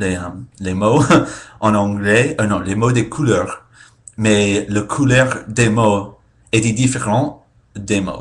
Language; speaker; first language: French; non-native, fluent; English